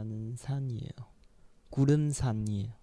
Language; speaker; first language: Korean; non-native, learner; Chinese